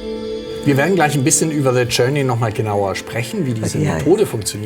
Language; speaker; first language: German; native; German